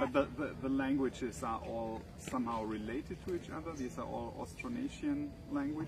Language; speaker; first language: English; non-native, fluent; German